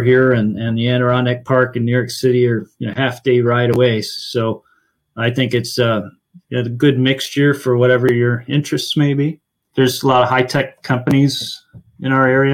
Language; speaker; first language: English; native; English